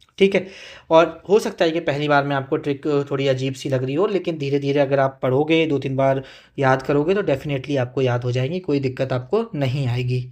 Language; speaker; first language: Hindi; native; Hindi